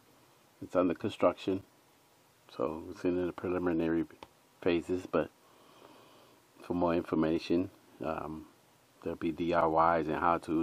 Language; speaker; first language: English; native; English